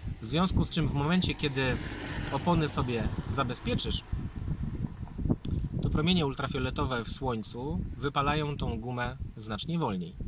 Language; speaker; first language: Polish; native; Polish